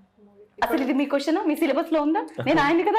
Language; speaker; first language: Telugu; native; Telugu